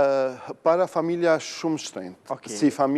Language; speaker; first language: Albanian; non-native, learner; Arabic